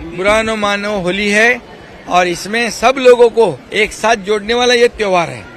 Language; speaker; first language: Hindi; non-native, local second language; Marathi